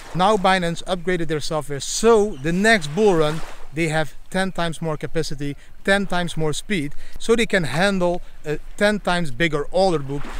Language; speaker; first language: English; non-native, fluent; Dutch